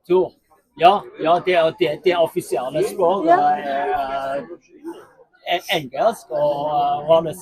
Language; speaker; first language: Norwegian; non-native, learner; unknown